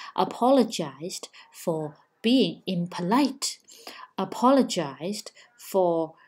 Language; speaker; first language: English; non-native, local second language; Cantonese